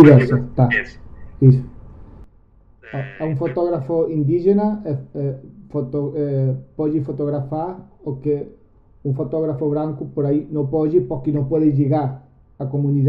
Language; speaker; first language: Portuguese; non-native, learner; Spanish